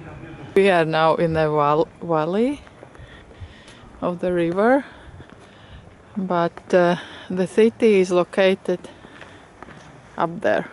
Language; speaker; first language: English; non-native, fluent; Latvian